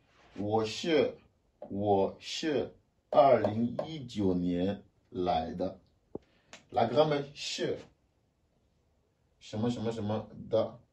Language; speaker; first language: Chinese; non-native, learner; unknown